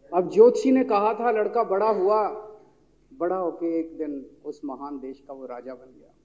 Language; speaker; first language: Hindi; native; Hindi